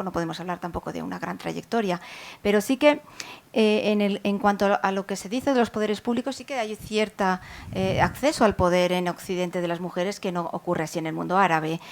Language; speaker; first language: Spanish; native; Spanish